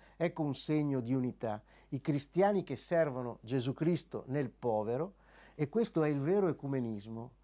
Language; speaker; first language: Italian; native; Italian